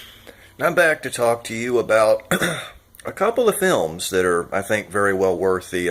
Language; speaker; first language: English; native; English